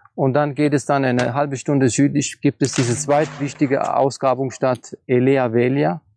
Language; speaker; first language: German; native; German